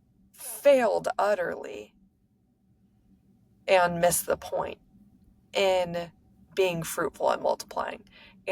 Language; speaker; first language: English; native; English